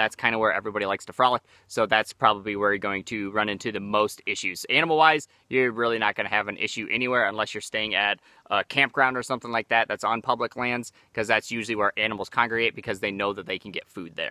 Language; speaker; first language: English; native; English